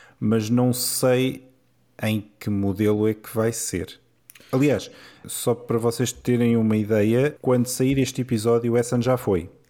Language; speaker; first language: Portuguese; native; Portuguese